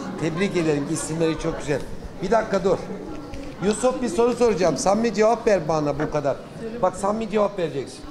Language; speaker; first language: Turkish; native; Turkish